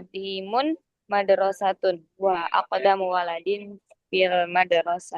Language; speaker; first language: Arabic; non-native, learner; Indonesian